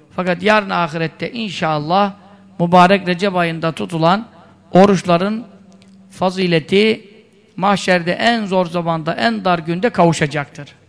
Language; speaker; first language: Turkish; native; Turkish